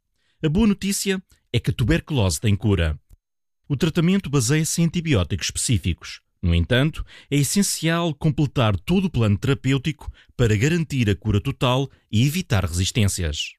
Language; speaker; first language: Portuguese; native; Portuguese